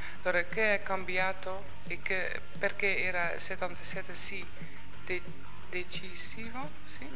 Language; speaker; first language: Italian; non-native, learner; Dutch